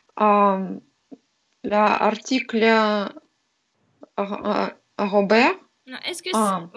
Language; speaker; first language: French; non-native, learner; Russian